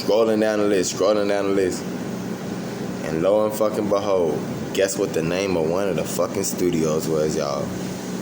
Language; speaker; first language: English; native; English